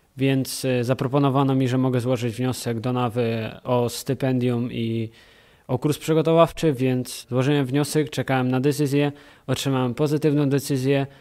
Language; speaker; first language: Polish; early bilingual, heritage; Polish